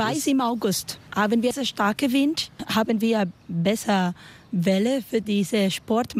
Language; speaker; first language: German; non-native, learner; Spanish